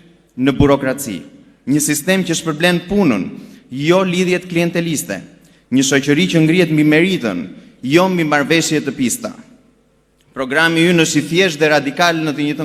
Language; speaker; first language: Albanian; native; Albanian